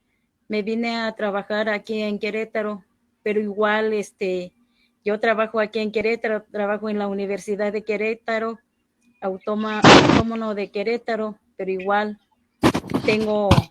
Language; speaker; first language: Spanish; non-native, local second language; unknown